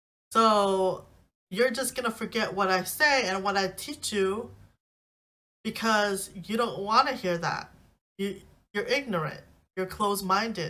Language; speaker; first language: English; native; English